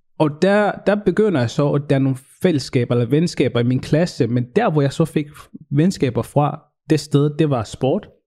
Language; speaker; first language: Danish; early bilingual, other home language; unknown